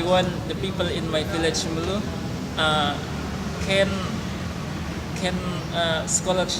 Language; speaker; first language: English; non-native, learner; Indonesian